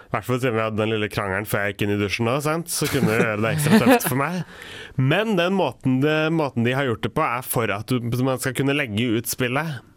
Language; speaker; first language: Norwegian; native; Norwegian